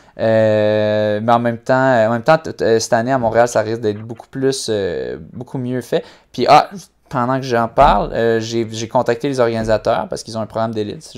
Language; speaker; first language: French; native; French